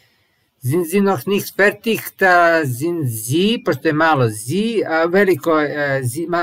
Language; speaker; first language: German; non-native, learner; Serbian